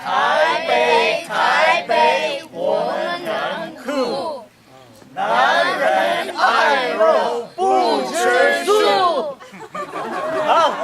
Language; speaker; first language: Chinese; non-native, learner; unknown